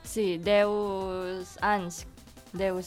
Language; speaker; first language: Catalan; non-native, learner; Indonesian